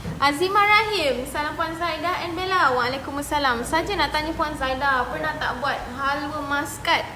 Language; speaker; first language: Malay; native; Malay